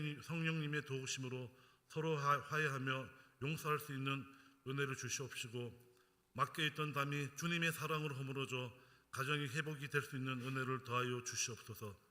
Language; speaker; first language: Korean; native; Korean